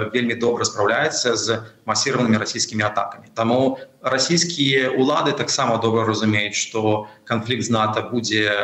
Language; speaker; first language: Belarusian; non-native, local second language; Russian